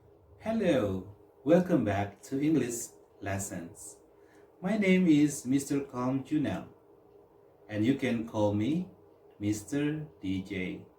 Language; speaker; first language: English; non-native, fluent; Indonesian